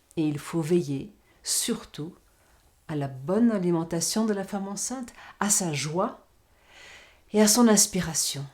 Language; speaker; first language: French; non-native, fluent; Portuguese